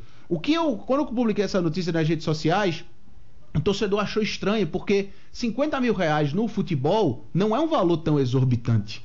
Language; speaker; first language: Portuguese; native; Portuguese